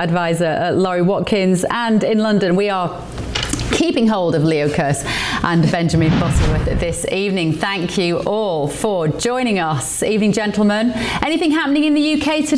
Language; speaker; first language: English; native; English